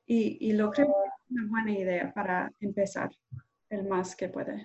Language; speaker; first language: Spanish; non-native, learner; English